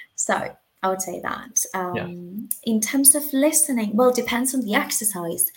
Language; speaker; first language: English; non-native, fluent; Spanish